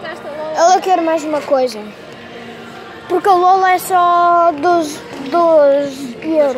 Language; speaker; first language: Portuguese; early bilingual, heritage; Portuguese